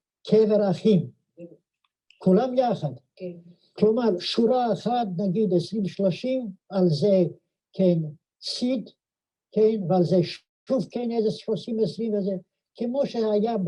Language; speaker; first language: Hebrew; non-native, fluent; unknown